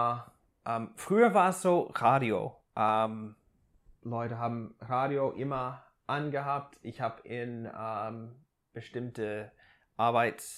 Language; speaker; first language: German; non-native, fluent; English